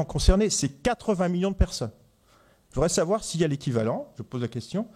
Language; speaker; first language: French; native; French